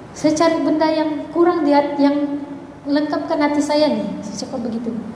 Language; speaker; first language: Malay; native; Malay